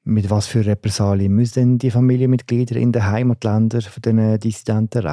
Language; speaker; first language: German; native; German